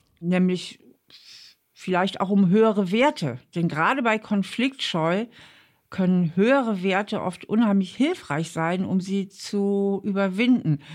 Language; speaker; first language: German; native; German